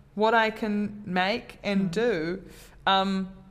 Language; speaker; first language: English; native; English